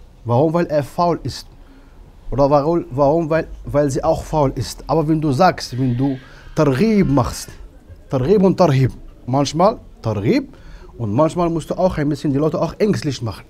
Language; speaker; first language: German; non-native, fluent; Arabic